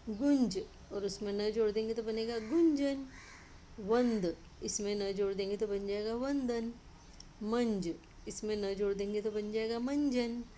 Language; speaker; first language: Hindi; non-native, local second language; Marathi